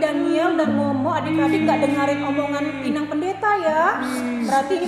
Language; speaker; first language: Indonesian; native; Indonesian